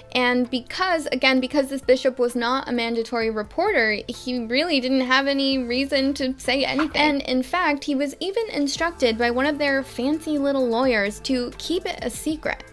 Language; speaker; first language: English; native; English